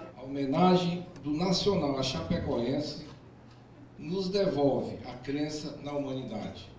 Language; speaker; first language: Portuguese; native; Portuguese